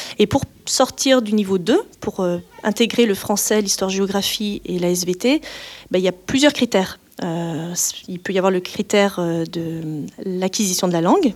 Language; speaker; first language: French; native; French